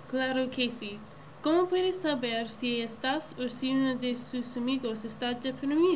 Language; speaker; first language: Spanish; non-native, learner; English